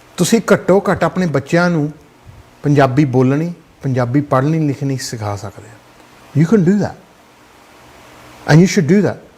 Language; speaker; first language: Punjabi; early bilingual, heritage; Punjabi